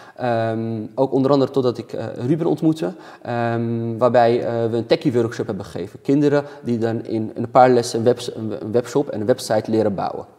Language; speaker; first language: Dutch; native; Dutch